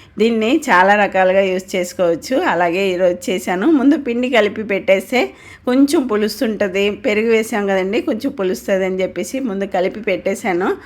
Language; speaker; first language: Telugu; non-native, local second language; Tamil